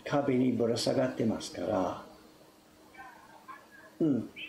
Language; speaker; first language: Japanese; non-native, fluent; English